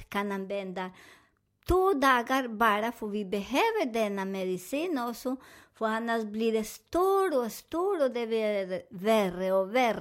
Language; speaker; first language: Swedish; non-native, learner; Spanish